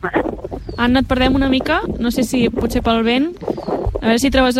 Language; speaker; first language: Catalan; native; Catalan